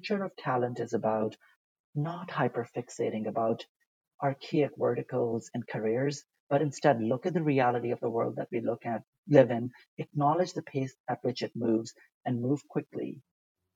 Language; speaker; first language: English; non-native, local second language; Urdu